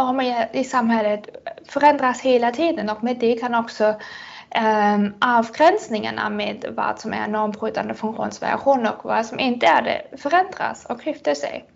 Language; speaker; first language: Swedish; non-native, fluent; German